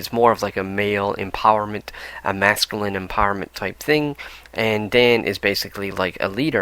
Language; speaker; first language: English; native; English